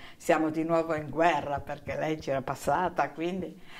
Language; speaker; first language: Italian; native; Italian